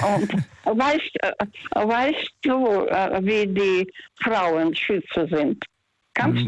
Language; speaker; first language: German; non-native, fluent; Russian